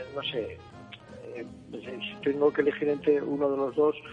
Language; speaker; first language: Spanish; native; Spanish